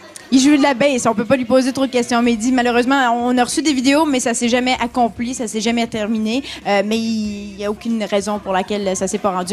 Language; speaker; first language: French; native; French